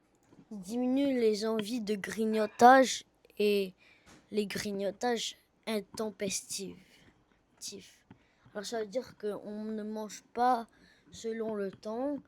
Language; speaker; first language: French; non-native, learner; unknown